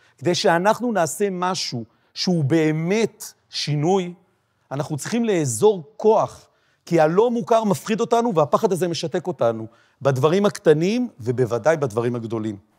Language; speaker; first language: Hebrew; native; Hebrew